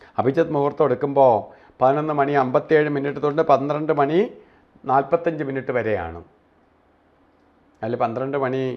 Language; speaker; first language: Malayalam; native; Malayalam